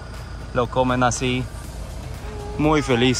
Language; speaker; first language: Spanish; non-native, fluent; English